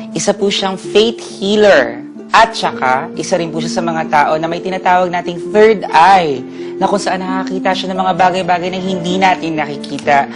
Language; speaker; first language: Filipino; native; Filipino